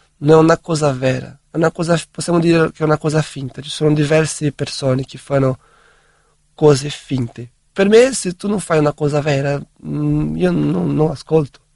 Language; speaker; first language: Italian; non-native, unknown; Portuguese